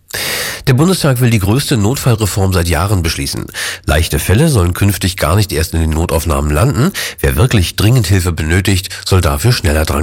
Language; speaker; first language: German; native; German